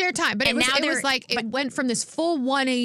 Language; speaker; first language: English; native; English